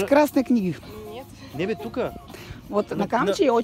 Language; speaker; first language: Russian; non-native, learner; Bulgarian